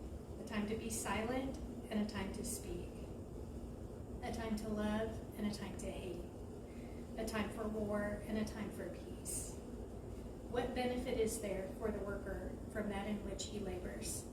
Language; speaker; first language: English; native; English